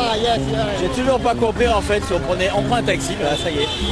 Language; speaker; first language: French; native; French